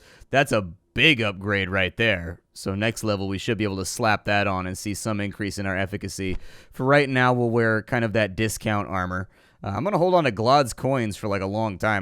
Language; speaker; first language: English; native; English